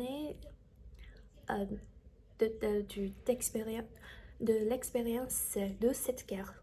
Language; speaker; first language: French; non-native, learner; Chinese